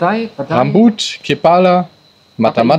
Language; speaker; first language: Indonesian; non-native, learner; German